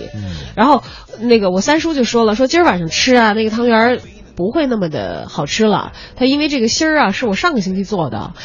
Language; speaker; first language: Chinese; native; Chinese